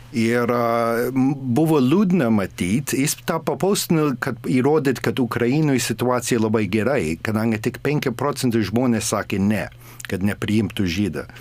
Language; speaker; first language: Lithuanian; early bilingual, heritage; English